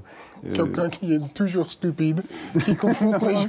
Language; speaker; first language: French; non-native, fluent; English